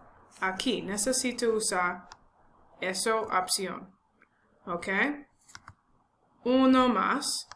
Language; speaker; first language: Spanish; non-native, learner; English